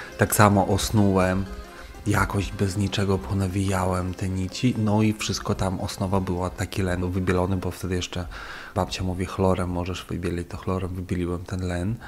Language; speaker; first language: Polish; early bilingual, heritage; Polish